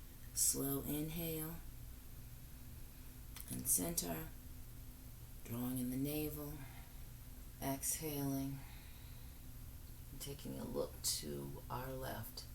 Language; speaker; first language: English; native; English